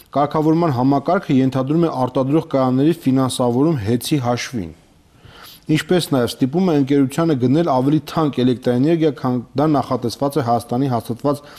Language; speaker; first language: Armenian; native; Armenian